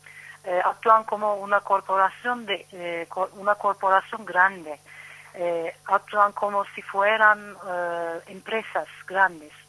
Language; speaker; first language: Spanish; non-native, fluent; Turkish